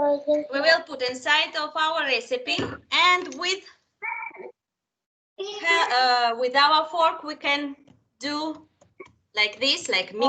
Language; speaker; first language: English; non-native, fluent; Spanish